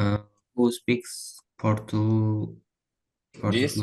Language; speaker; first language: English; non-native, learner; Uzbek